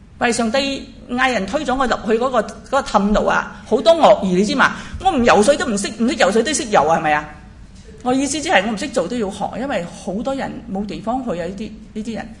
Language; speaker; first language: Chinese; native; Chinese